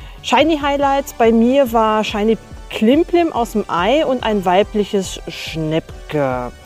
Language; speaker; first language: German; native; German